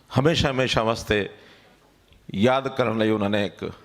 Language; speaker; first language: Hindi; non-native, local second language; Punjabi